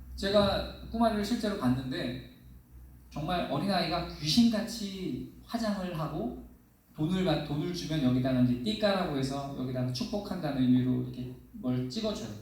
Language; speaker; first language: Korean; native; Korean